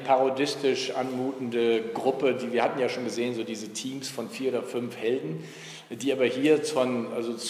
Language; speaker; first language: German; native; German